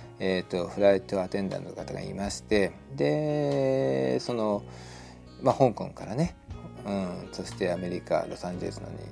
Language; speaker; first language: Japanese; native; Japanese